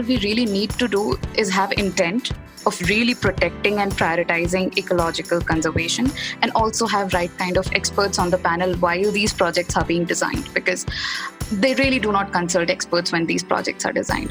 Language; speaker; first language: English; non-native, local second language; Hindi